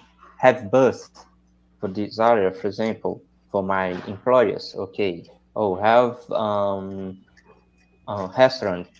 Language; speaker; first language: English; non-native, learner; Portuguese